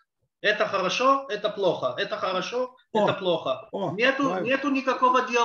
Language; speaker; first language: Russian; early bilingual, heritage; Russian